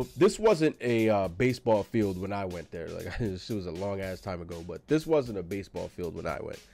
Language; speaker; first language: English; native; English